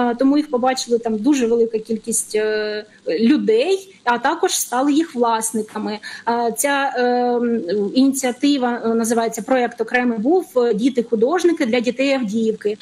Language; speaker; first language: Ukrainian; native; Ukrainian